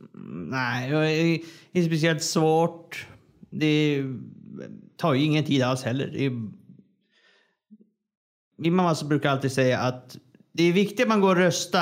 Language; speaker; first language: Swedish; native; Swedish